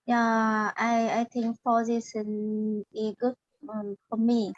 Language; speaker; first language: English; non-native, learner; Vietnamese